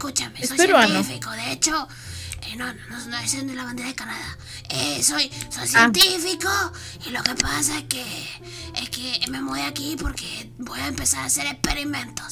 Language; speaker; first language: Spanish; native; Spanish